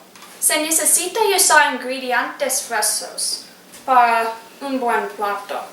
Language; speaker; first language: Spanish; non-native, learner; English